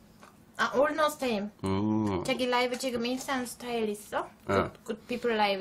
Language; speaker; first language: Korean; non-native, learner; Turkish